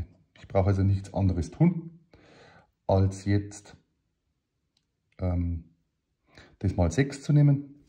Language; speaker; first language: German; native; German